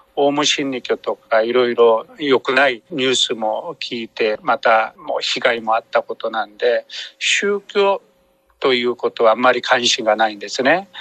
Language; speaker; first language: Japanese; non-native, fluent; Korean